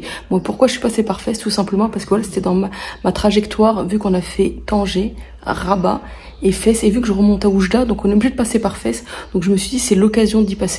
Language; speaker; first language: French; early bilingual, other home language; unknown